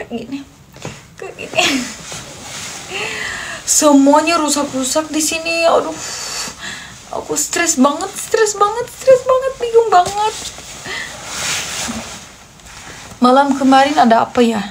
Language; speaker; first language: Indonesian; non-native, fluent; Turkish